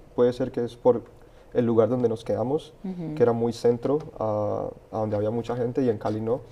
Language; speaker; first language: Spanish; early bilingual, heritage; Spanish